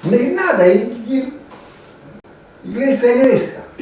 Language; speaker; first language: Spanish; non-native, learner; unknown